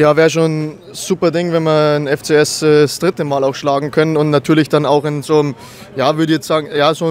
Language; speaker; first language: German; native; German